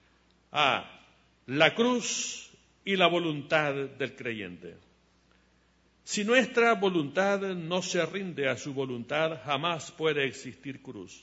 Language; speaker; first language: Spanish; native; Spanish